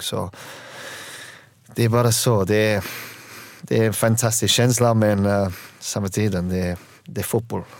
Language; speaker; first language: Swedish; non-native, learner; English